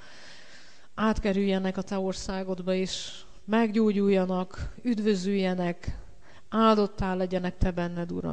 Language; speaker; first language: Hungarian; native; Hungarian